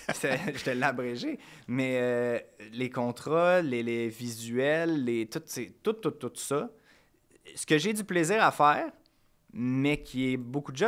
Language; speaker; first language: French; native; French